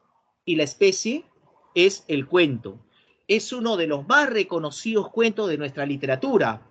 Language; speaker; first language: Spanish; native; Spanish